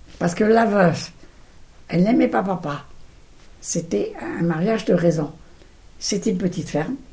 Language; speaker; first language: French; non-native, local second language; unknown